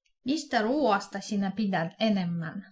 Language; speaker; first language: Finnish; non-native, fluent; Russian